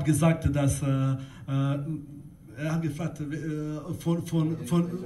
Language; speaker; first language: German; non-native, learner; Bosnian